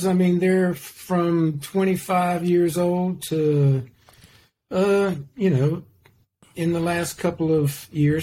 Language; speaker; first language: English; native; English